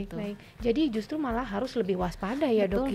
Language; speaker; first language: Indonesian; native; Indonesian